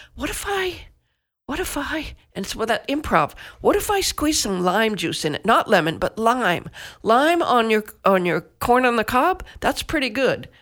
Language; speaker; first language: English; native; English